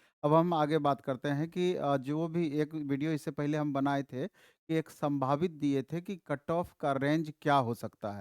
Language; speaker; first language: Hindi; native; Hindi